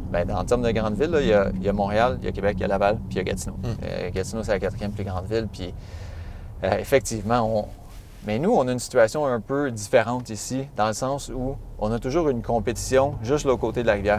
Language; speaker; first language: French; native; French